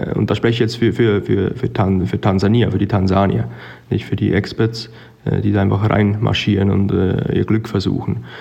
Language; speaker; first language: German; native; German